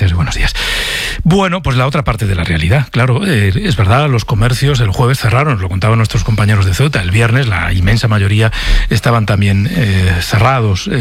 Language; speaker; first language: Spanish; native; Spanish